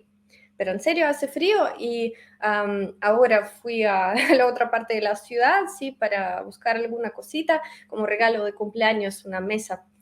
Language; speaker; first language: Spanish; non-native, fluent; Russian